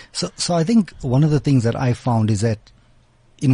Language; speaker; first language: English; native; English